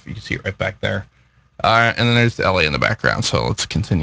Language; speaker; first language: English; native; English